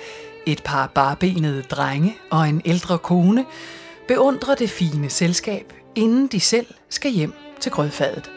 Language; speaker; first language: Danish; native; Danish